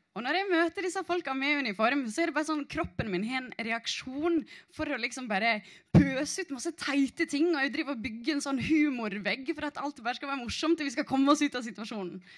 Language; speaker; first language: Norwegian; native; Norwegian